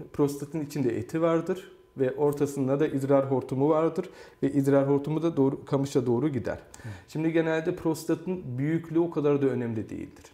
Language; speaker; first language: Turkish; early bilingual, heritage; Turkish